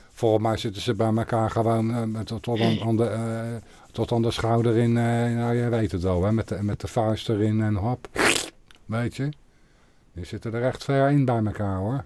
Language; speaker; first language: Dutch; native; Dutch